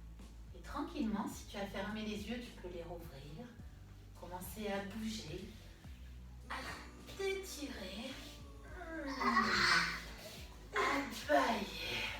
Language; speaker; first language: French; native; French